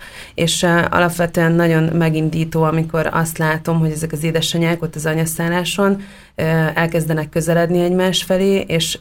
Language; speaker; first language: Hungarian; native; Hungarian